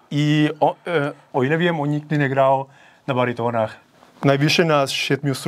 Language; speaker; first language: Polish; non-native, fluent; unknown